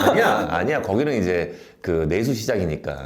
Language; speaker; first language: Korean; native; Korean